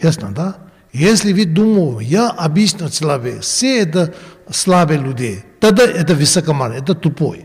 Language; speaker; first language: Russian; non-native, learner; Tibetan